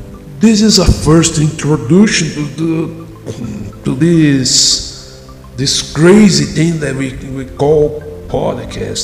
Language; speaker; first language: English; non-native, fluent; Portuguese